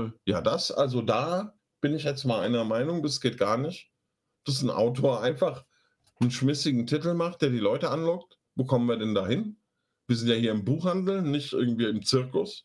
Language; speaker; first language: German; native; German